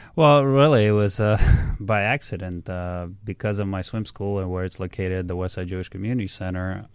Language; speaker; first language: English; early bilingual, other home language; Russian